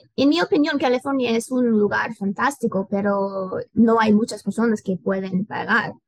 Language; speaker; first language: Spanish; non-native, learner; English